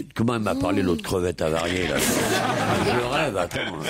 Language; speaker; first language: French; native; French